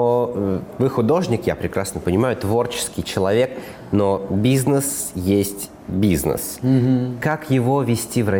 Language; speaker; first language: Russian; native; Russian